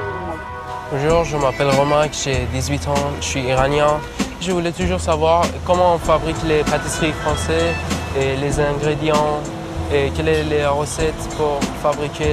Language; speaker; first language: French; non-native, learner; Persian